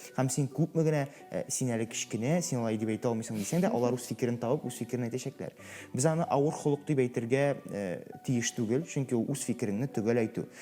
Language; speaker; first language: Tatar; non-native, local second language; Russian